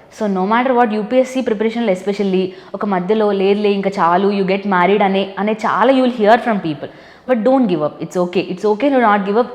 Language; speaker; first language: Telugu; native; Telugu